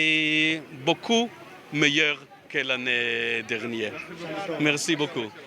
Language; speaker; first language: French; non-native, learner; Hebrew